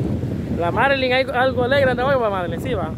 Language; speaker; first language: Spanish; native; Spanish